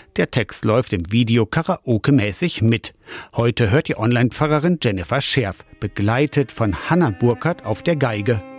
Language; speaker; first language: German; native; German